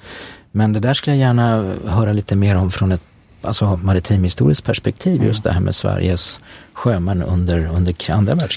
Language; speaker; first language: Swedish; native; Swedish